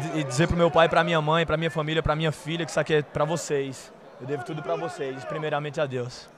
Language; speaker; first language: Portuguese; native; Portuguese